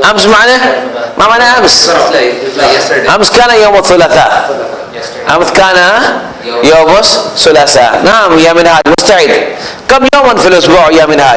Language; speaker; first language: Arabic; non-native, fluent; Urdu